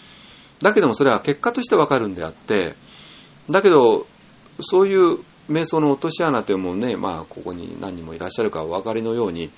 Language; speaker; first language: Japanese; native; Japanese